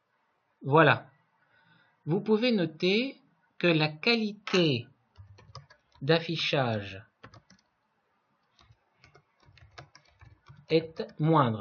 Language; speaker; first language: French; native; French